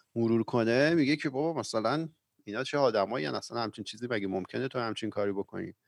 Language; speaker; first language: Persian; native; Persian